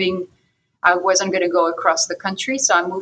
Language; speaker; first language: English; non-native, fluent; French